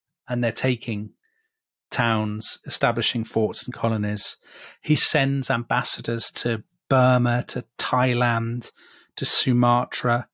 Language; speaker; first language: English; native; English